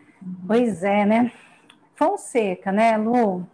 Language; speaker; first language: Portuguese; native; Portuguese